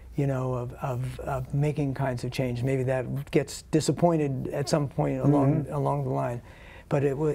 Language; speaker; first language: English; native; English